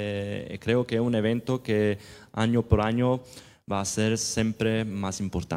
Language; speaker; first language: Spanish; non-native, learner; Italian